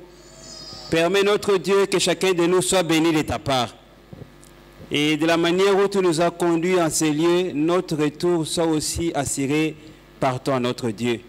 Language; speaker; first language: French; non-native, local second language; Lingala